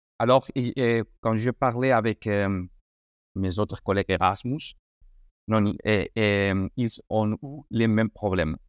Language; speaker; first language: French; non-native, learner; Spanish